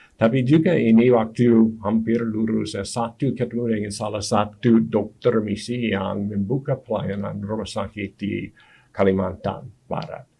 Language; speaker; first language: Indonesian; non-native, fluent; English